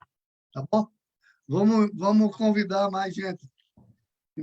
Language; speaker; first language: Portuguese; non-native, learner; Spanish